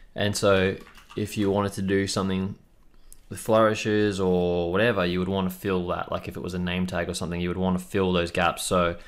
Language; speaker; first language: English; native; English